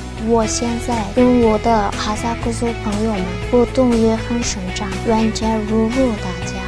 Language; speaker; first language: Chinese; non-native, local second language; Uyghur